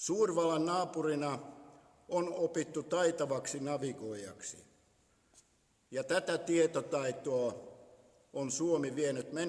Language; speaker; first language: Finnish; native; Finnish